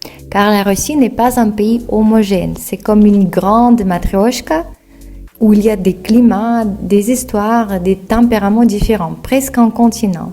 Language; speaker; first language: French; non-native, fluent; Russian